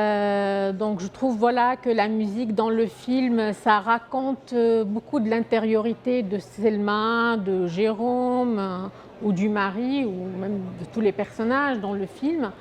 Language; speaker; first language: French; non-native, fluent; Arabic